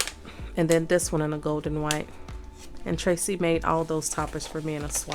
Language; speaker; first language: English; native; English